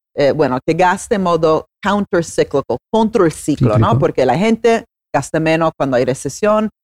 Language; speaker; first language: Spanish; non-native, fluent; Italian